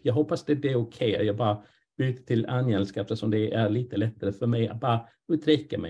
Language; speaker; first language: Swedish; non-native, fluent; English